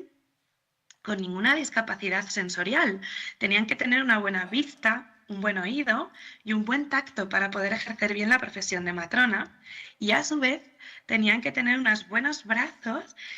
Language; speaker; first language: Spanish; native; Spanish